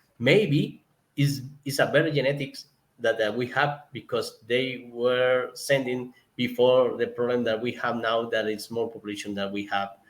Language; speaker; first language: English; non-native, learner; Spanish